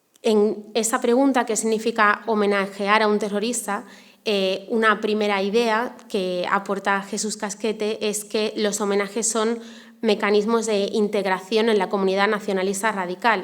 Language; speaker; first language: Spanish; native; Spanish